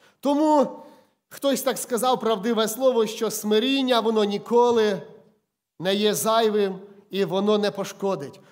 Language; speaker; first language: Ukrainian; native; Ukrainian